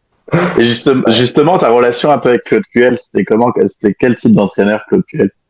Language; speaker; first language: French; native; French